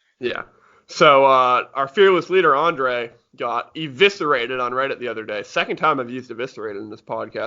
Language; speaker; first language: English; native; English